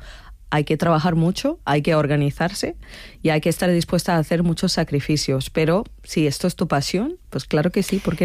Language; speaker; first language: Spanish; non-native, fluent; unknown